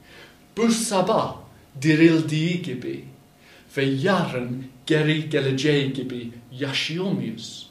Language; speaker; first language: Turkish; non-native, fluent; English